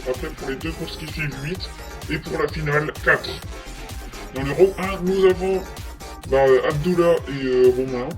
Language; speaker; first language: French; native; French